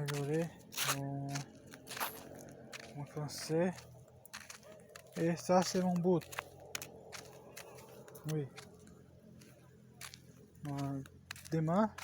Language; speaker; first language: French; non-native, learner; Portuguese